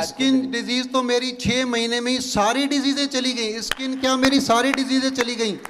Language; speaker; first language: Hindi; native; Hindi